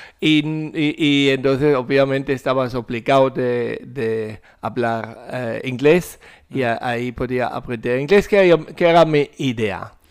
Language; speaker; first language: Spanish; non-native, fluent; German